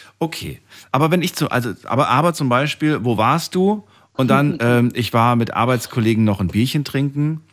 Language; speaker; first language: German; native; German